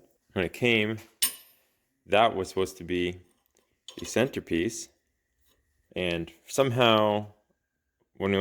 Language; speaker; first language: English; native; English